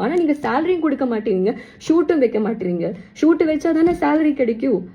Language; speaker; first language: Tamil; non-native, local second language; Malayalam